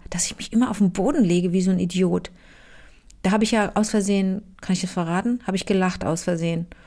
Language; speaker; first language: German; native; German